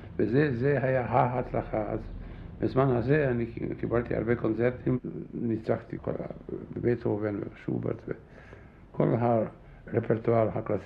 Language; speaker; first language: Hebrew; non-native, fluent; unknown